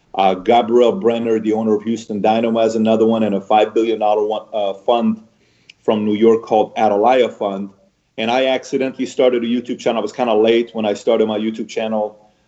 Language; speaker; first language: English; early bilingual, other home language; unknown